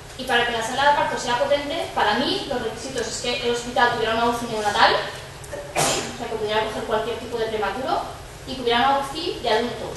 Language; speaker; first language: Spanish; non-native, local second language; Catalan